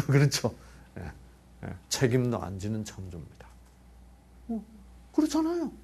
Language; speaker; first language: Korean; native; Korean